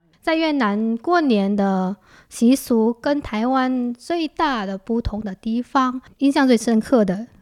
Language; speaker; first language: Chinese; non-native, fluent; Vietnamese